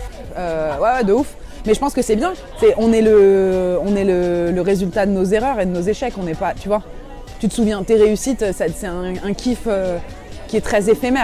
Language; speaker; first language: French; native; French